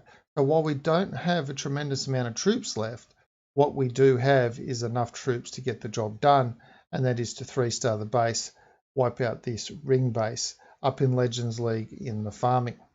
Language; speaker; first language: English; native; English